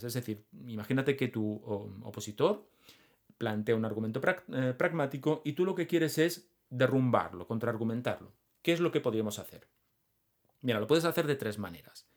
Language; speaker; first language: Spanish; native; Spanish